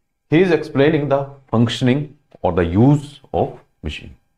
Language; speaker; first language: English; non-native, local second language; Hindi